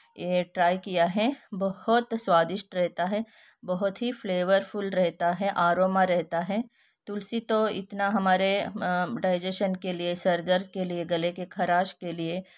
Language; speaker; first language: Hindi; non-native, local second language; Kannada